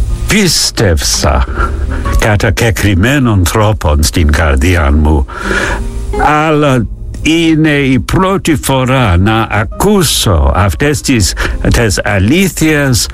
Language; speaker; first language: Greek; non-native, fluent; English